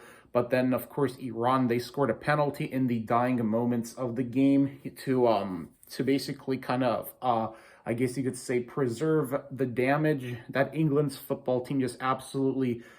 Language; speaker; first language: English; native; English